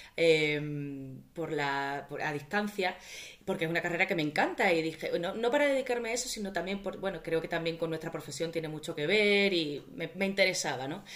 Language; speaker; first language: Spanish; native; Spanish